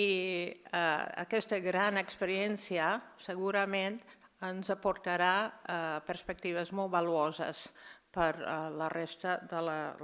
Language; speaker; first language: Catalan; non-native, fluent; English